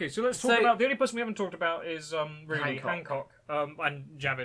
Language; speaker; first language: English; native; English